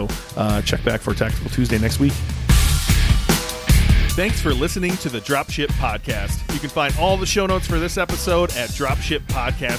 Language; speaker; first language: English; native; English